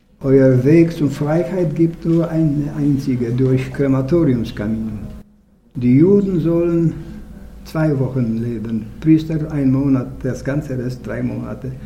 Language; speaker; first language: German; non-native, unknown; Polish